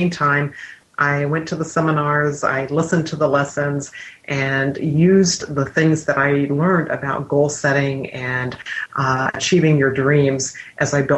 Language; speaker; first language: English; native; English